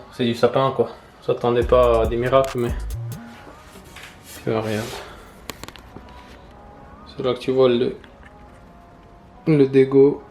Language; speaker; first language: French; native; French